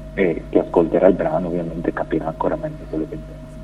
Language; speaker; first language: Italian; early bilingual, other home language; Portuguese